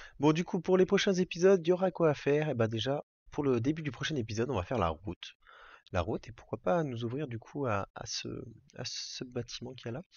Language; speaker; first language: French; native; French